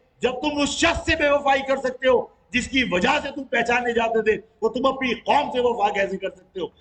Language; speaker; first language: Urdu; native; Urdu